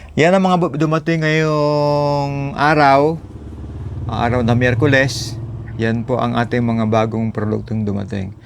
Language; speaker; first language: Filipino; non-native, local second language; Bikol